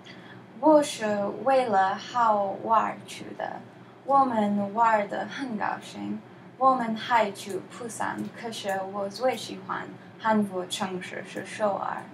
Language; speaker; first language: Chinese; non-native, learner; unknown